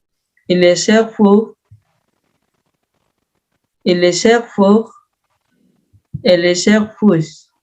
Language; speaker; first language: French; non-native, learner; Indonesian